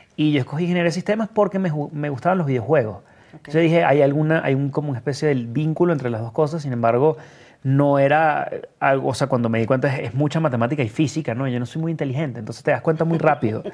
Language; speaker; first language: Spanish; native; Spanish